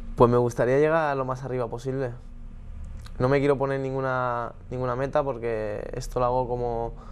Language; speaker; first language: Spanish; native; Spanish